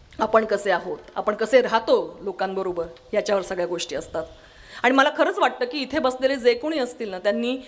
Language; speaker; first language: Marathi; non-native, local second language; Kannada